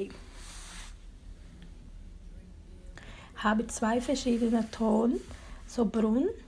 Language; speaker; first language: German; non-native, learner; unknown